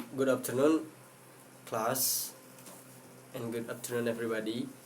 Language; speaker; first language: English; non-native, learner; Indonesian